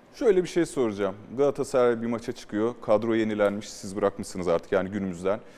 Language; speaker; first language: Turkish; native; Turkish